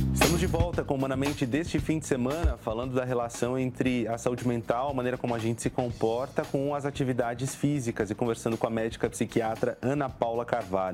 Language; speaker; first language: Portuguese; native; Portuguese